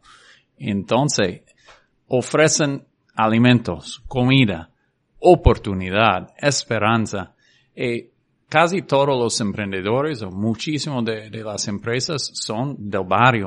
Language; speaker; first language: Spanish; non-native, fluent; English